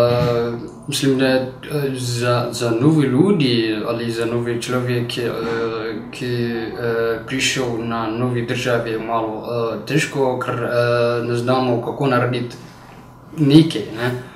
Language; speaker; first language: Slovenian; non-native, learner; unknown